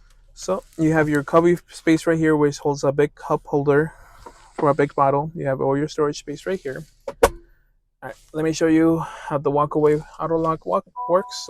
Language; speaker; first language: English; native; English